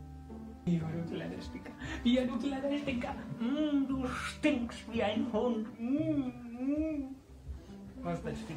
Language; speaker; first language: German; native; German